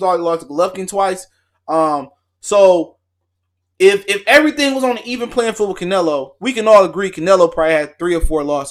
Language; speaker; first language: English; native; English